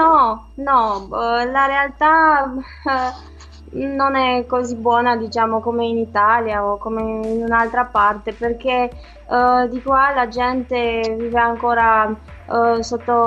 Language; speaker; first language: Italian; non-native, fluent; Romanian